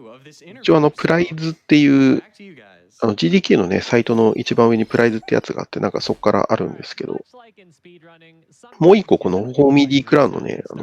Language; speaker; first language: Japanese; native; Japanese